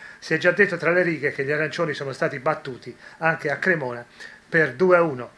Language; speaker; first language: Italian; native; Italian